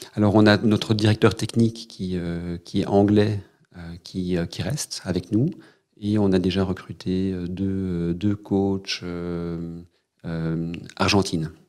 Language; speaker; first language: French; native; French